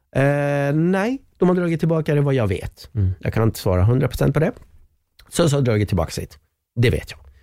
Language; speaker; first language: Swedish; non-native, fluent; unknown